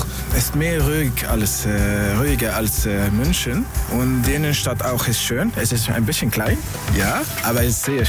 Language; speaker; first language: German; non-native, learner; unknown